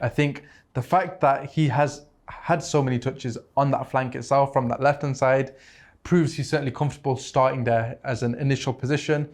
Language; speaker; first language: English; native; English